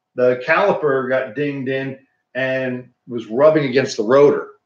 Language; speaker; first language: English; native; English